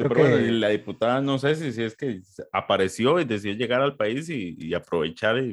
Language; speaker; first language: Spanish; native; Spanish